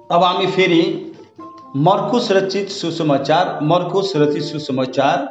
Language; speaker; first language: Nepali; native; Nepali